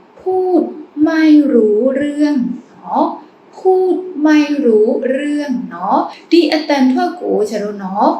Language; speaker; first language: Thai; non-native, fluent; Burmese